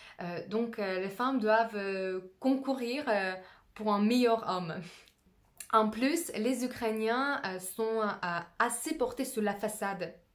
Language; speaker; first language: French; non-native, fluent; Russian